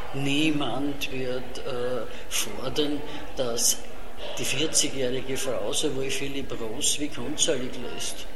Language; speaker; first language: German; non-native, local second language; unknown